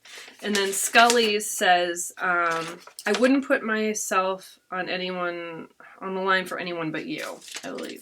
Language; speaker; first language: English; native; English